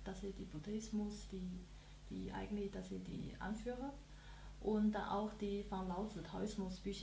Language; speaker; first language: German; non-native, learner; Chinese